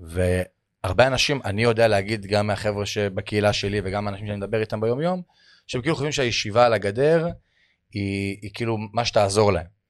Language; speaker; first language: Hebrew; native; Hebrew